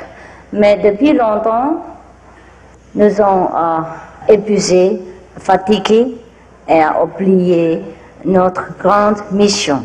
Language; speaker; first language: French; non-native, fluent; Vietnamese